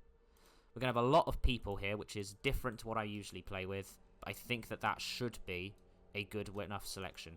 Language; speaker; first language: English; native; English